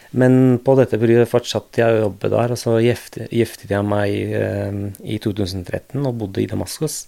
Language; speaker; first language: Norwegian; non-native, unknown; Arabic